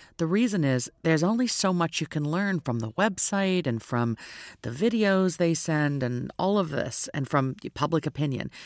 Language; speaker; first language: English; native; English